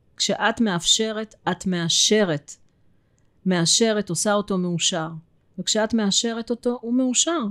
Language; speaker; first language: Hebrew; early bilingual, other home language; Russian